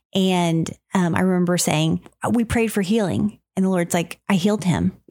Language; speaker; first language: English; native; English